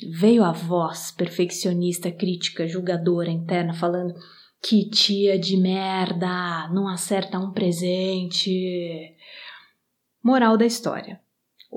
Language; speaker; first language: Portuguese; native; Portuguese